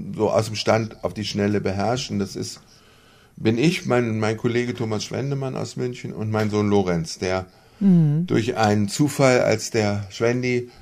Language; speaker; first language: German; native; German